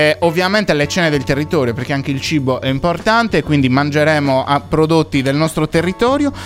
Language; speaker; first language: Italian; native; Italian